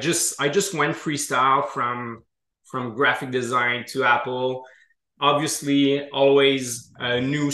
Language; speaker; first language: English; non-native, fluent; French